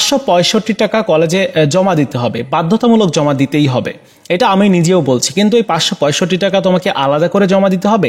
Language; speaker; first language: Bangla; native; Bangla